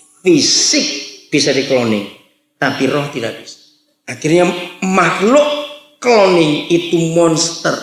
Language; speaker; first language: Indonesian; native; Indonesian